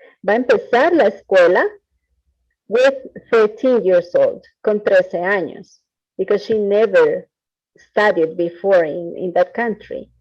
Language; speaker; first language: English; non-native, fluent; Spanish